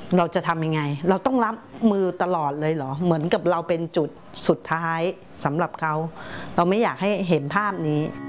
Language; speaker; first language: Thai; native; Thai